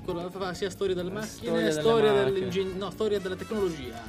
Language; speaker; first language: Italian; native; Italian